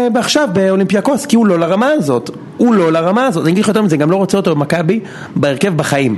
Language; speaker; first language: Hebrew; native; Hebrew